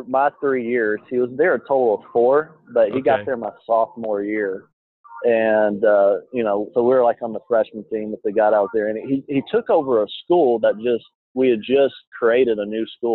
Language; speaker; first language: English; native; English